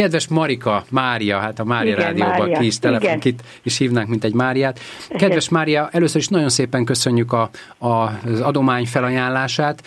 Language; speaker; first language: Hungarian; native; Hungarian